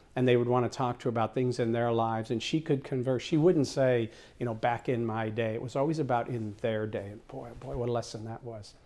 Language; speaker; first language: English; native; English